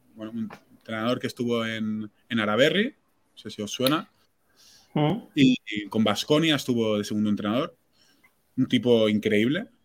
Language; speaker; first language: Spanish; non-native, local second language; Catalan